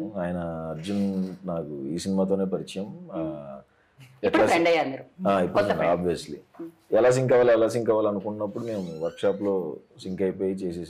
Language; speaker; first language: Telugu; native; Telugu